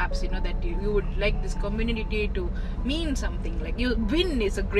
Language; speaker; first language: English; non-native, local second language; Tamil